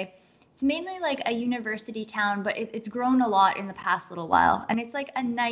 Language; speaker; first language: English; native; English